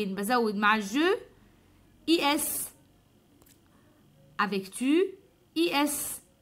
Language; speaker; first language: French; non-native, fluent; Arabic